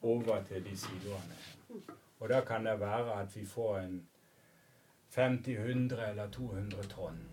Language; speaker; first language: Norwegian; non-native, fluent; German